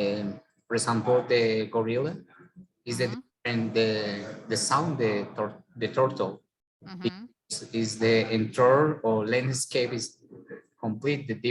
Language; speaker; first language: English; non-native, learner; Spanish